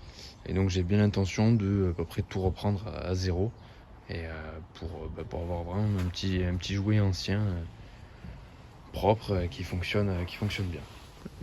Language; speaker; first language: French; native; French